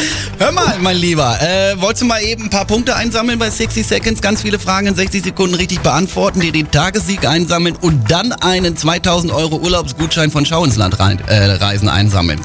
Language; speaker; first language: German; native; German